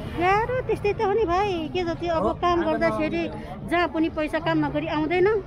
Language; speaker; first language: Nepali; non-native, local second language; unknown